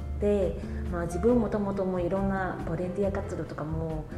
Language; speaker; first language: Japanese; non-native, learner; Vietnamese